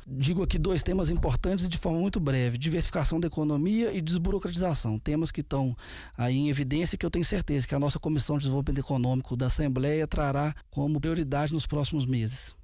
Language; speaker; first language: Portuguese; native; Portuguese